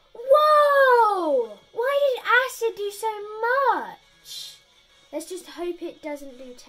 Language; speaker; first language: English; native; English